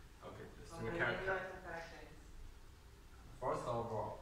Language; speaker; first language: English; non-native, learner; Chinese